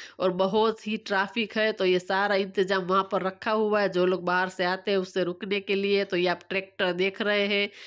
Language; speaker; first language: Hindi; non-native, local second language; Gujarati